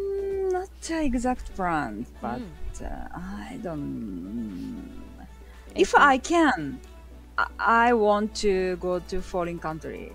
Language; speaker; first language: English; non-native, learner; Japanese